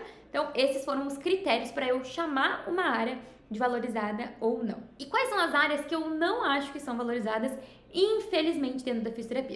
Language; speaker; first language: Portuguese; native; Portuguese